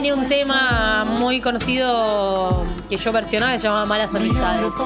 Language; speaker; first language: Spanish; native; Spanish